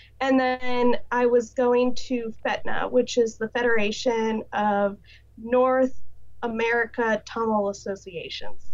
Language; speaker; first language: English; native; English